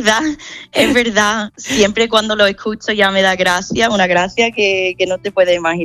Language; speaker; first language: Spanish; non-native, fluent; English